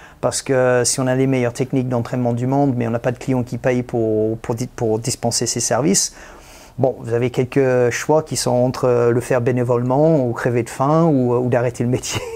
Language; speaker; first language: French; non-native, fluent; English